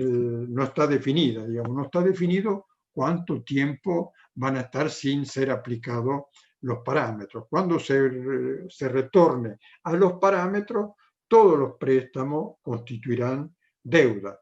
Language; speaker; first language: Spanish; non-native, fluent; Italian